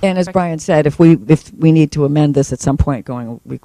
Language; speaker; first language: English; native; English